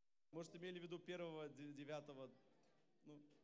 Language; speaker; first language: Russian; native; Russian